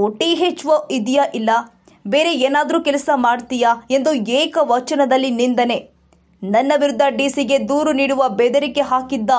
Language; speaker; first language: Kannada; native; Kannada